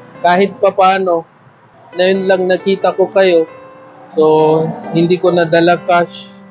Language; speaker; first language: Filipino; non-native, fluent; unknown